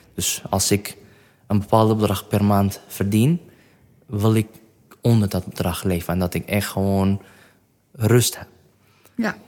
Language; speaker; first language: Dutch; non-native, fluent; Arabic